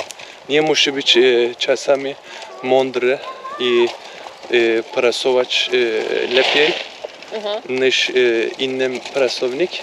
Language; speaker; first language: Polish; non-native, learner; Turkish